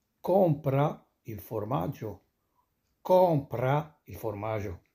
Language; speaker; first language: Italian; non-native, fluent; Arabic